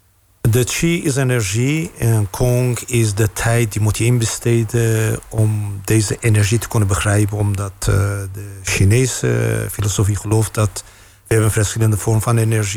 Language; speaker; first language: Dutch; non-native, fluent; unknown